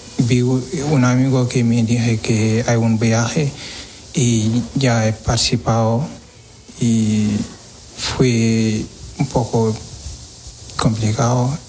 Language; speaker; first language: Spanish; non-native, learner; Wolof